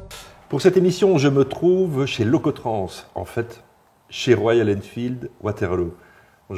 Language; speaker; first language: French; native; French